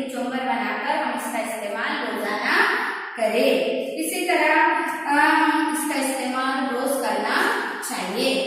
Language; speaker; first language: Urdu; native; Urdu